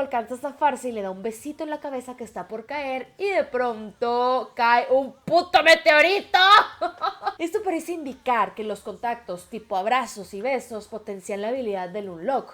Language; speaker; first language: Spanish; native; Spanish